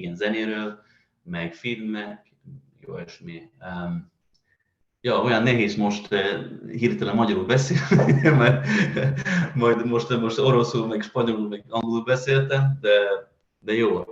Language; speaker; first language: Hungarian; non-native, fluent; Swedish